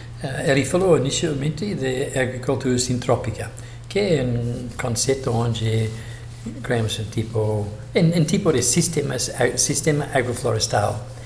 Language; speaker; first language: Portuguese; non-native, fluent; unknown